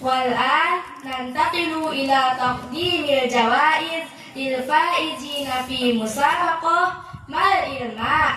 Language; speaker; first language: Arabic; non-native, learner; Indonesian